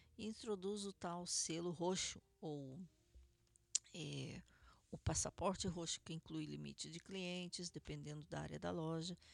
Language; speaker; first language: Portuguese; native; Portuguese